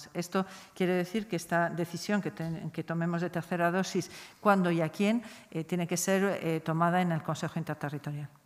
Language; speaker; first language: Spanish; native; Spanish